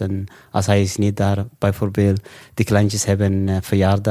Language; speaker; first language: Dutch; non-native, local second language; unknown